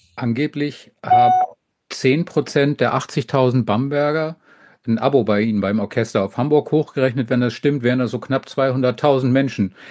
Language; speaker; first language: German; native; German